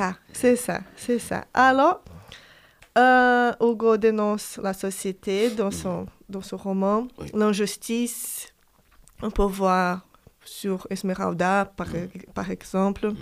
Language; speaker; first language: French; non-native, fluent; Portuguese